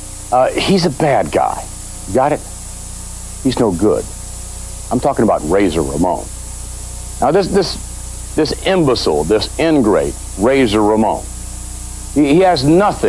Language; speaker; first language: English; native; English